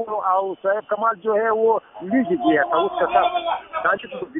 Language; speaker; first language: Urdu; non-native, fluent; Pashto